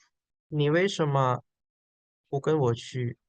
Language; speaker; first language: Chinese; non-native, fluent; Indonesian